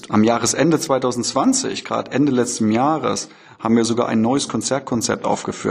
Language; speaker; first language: German; native; German